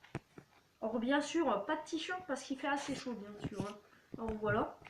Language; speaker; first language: French; native; French